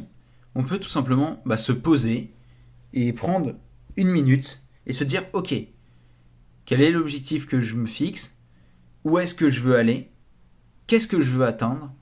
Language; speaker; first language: French; native; French